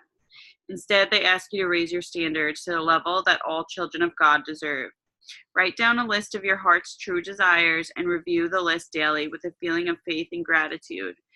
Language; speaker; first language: English; native; English